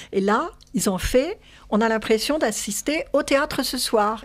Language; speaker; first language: French; native; French